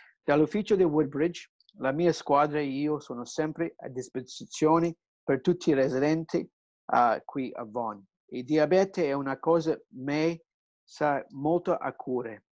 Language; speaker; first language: Italian; early bilingual, heritage; Italian